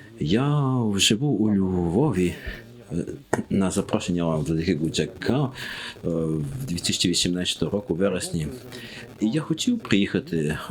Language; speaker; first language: Ukrainian; non-native, learner; French